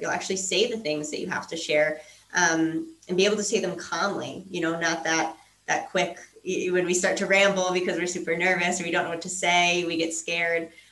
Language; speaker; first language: English; native; English